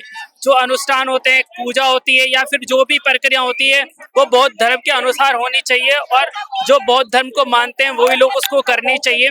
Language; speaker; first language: Hindi; native; Hindi